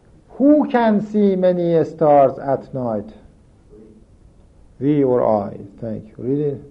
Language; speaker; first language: English; non-native, fluent; Persian